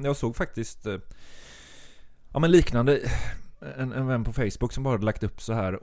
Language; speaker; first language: Swedish; native; Swedish